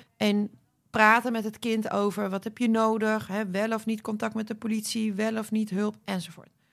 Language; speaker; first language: Dutch; early bilingual, other home language; Croatian